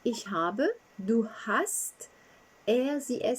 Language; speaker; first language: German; non-native, fluent; French